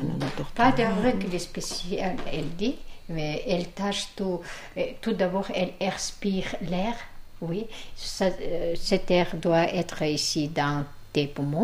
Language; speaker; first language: French; non-native, fluent; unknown